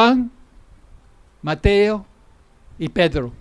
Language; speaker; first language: Spanish; non-native, fluent; English